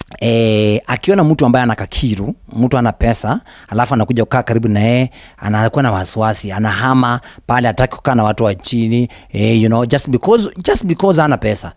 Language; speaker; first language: Swahili; non-native, local second language; Luyia